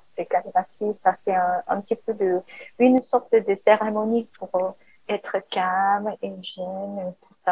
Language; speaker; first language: French; non-native, learner; Korean